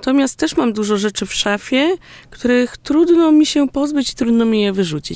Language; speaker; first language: Polish; native; Polish